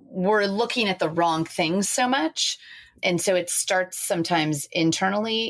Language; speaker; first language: English; native; English